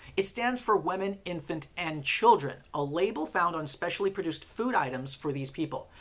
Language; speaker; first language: English; native; English